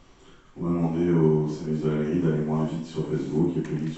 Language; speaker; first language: French; native; French